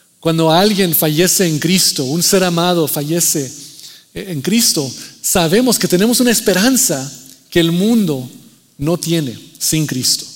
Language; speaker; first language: Spanish; early bilingual, heritage; Spanish